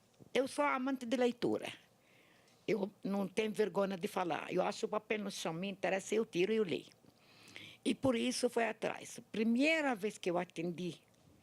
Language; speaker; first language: Portuguese; non-native, learner; Arabic